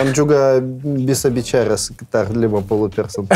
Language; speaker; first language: Indonesian; non-native, learner; Russian